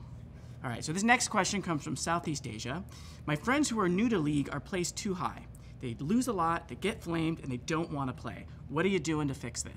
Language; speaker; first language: English; native; English